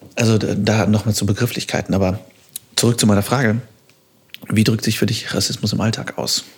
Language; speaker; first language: German; native; German